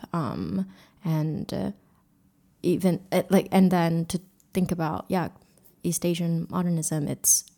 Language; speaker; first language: English; early bilingual, other home language; Korean